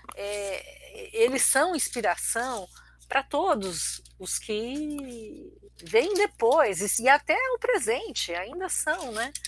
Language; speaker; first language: Portuguese; early bilingual, other home language; Armenian